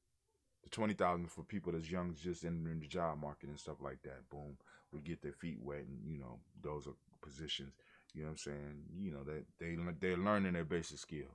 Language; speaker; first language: English; native; English